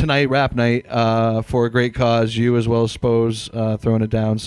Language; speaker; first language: English; native; English